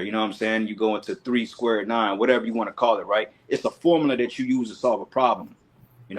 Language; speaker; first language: English; native; English